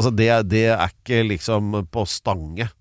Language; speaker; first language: Norwegian; native; Norwegian